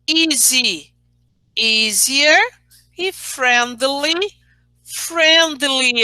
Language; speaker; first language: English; non-native, fluent; Portuguese